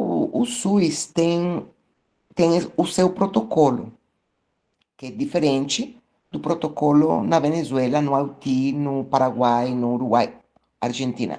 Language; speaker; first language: Portuguese; non-native, fluent; Spanish